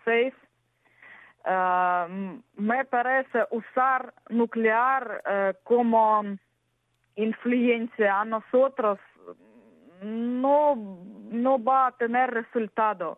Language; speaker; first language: Spanish; non-native, learner; Ukrainian